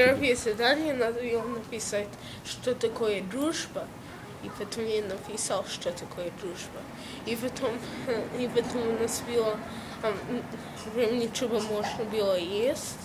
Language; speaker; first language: Russian; early bilingual, heritage; Russian